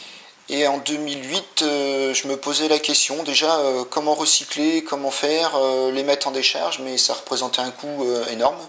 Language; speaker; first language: French; native; French